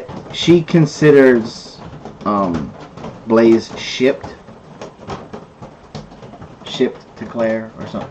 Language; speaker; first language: English; native; English